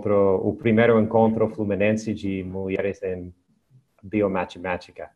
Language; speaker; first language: Portuguese; non-native, fluent; English